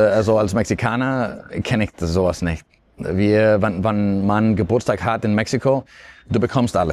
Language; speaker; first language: German; non-native, fluent; Spanish